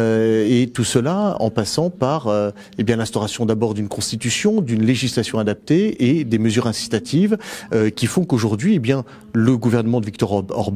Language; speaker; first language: French; native; French